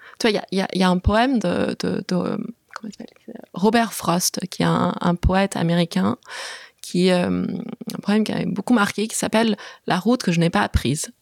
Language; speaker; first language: French; early bilingual, other home language; Chinese